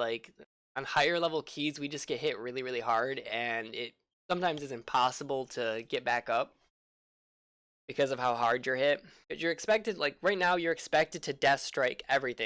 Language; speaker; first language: English; native; English